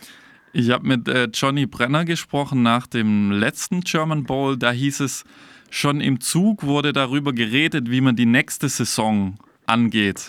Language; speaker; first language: German; native; German